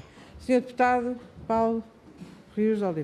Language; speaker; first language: Portuguese; native; Portuguese